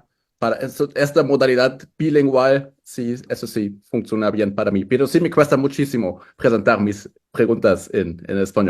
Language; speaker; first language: Spanish; non-native, fluent; German